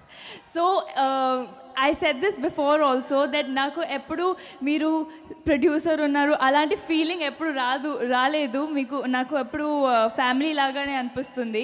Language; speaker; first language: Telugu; non-native, learner; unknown